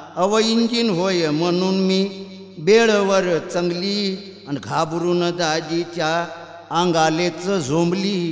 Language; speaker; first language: Marathi; native; Marathi